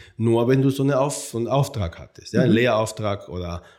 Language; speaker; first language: German; non-native, fluent; Spanish